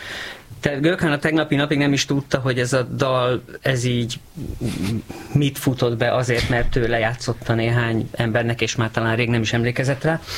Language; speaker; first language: Hungarian; native; Hungarian